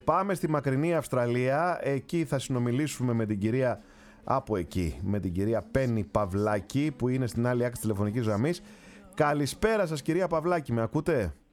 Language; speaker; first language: Greek; native; Greek